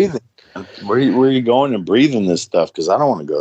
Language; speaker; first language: English; native; English